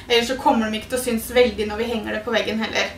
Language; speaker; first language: Norwegian; native; Norwegian